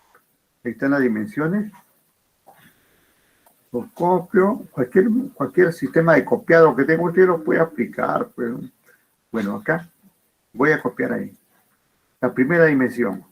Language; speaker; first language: Spanish; native; Spanish